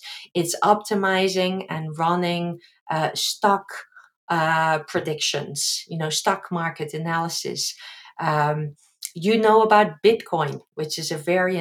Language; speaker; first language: English; non-native, fluent; Dutch